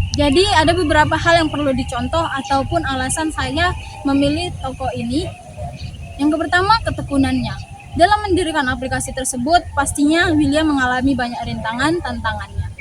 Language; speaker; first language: Indonesian; native; Indonesian